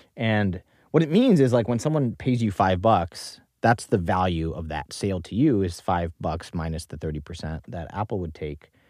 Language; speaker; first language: English; native; English